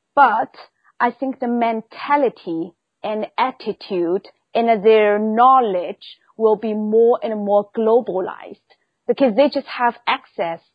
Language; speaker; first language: English; non-native, fluent; Chinese